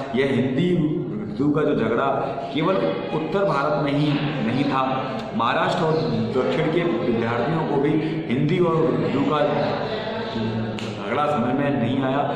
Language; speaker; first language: Hindi; native; Hindi